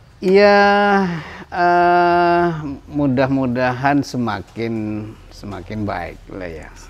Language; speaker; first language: Indonesian; non-native, local second language; Madurese